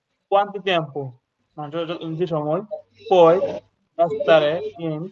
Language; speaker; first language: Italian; non-native, learner; Bangla